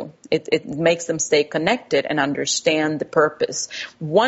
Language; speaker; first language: English; non-native, fluent; Spanish